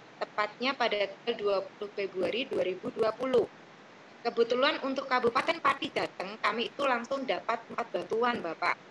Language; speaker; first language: Indonesian; non-native, local second language; Javanese